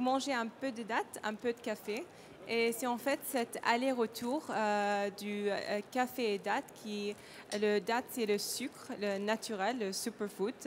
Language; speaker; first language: French; non-native, learner; Arabic